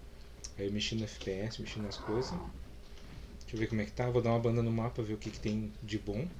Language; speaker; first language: Portuguese; native; Portuguese